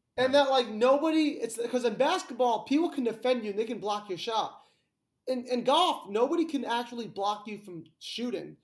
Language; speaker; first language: English; native; English